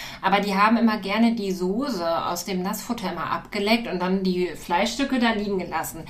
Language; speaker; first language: German; native; German